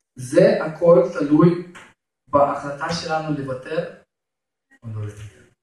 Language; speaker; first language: Hebrew; non-native, fluent; Russian